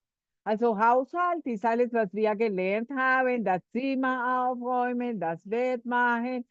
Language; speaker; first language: German; non-native, fluent; Spanish